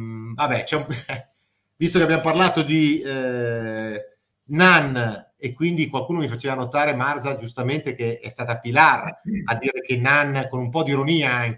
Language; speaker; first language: Italian; native; Italian